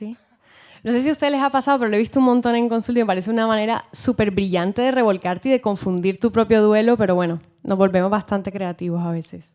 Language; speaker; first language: Spanish; native; Spanish